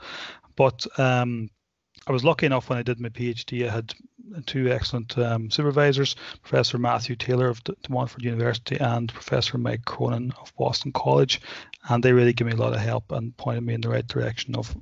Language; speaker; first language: English; native; English